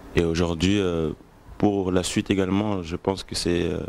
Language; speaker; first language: French; native; French